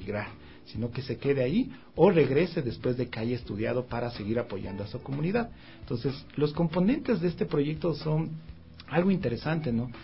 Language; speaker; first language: Spanish; native; Spanish